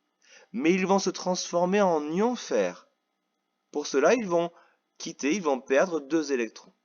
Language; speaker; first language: French; native; French